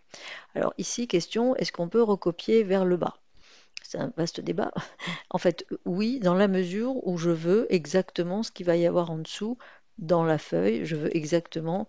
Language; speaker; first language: French; native; French